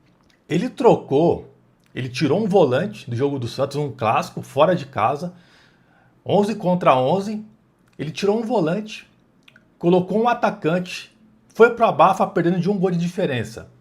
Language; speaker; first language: Portuguese; native; Portuguese